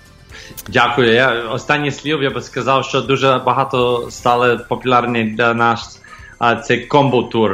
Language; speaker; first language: Ukrainian; early bilingual, heritage; English